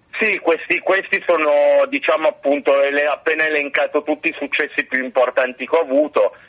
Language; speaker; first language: Italian; native; Italian